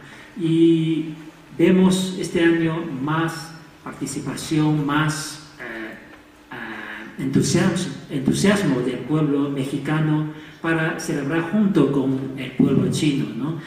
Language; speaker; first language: Spanish; non-native, fluent; Chinese